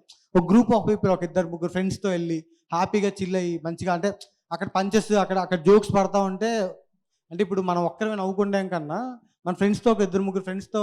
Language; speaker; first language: Telugu; native; Telugu